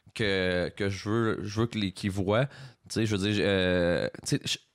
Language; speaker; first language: French; native; French